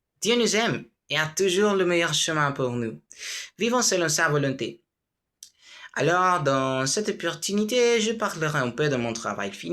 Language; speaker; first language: French; non-native, learner; Spanish